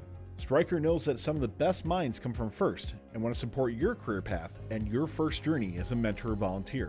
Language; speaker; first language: English; native; English